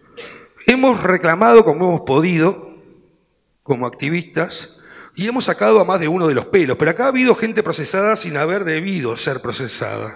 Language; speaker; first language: Spanish; native; Spanish